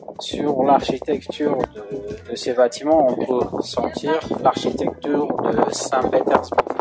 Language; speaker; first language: French; non-native, fluent; Uzbek